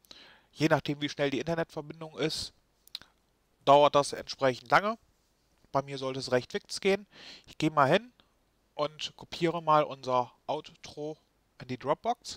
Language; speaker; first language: German; native; German